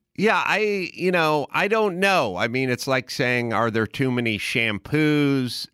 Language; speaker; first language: English; native; English